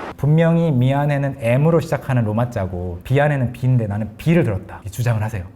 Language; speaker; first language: Korean; native; Korean